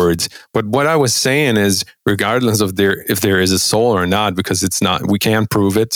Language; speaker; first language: English; non-native, fluent; German